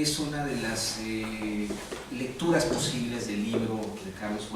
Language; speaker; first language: Spanish; native; Spanish